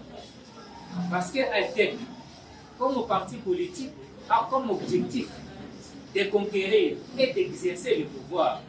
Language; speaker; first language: French; non-native, local second language; Lingala